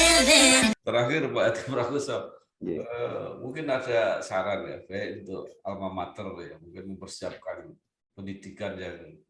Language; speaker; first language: Indonesian; native; Indonesian